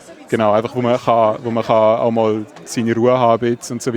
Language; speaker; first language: German; native; German